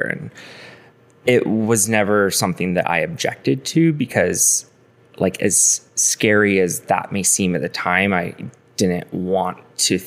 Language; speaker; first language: English; native; English